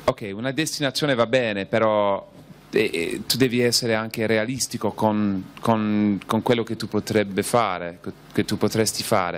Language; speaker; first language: Italian; non-native, fluent; English